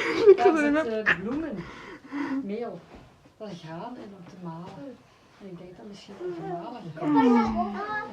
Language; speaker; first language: Dutch; non-native, local second language; French